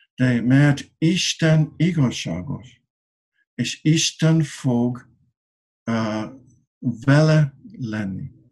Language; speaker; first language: Hungarian; non-native, learner; English